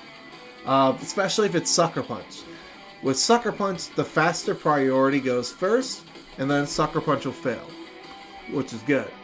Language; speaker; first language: English; native; English